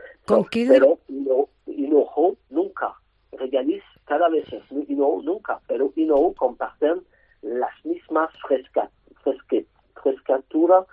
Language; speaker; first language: Spanish; non-native, learner; French